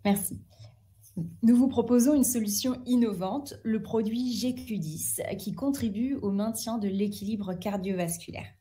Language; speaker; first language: French; native; French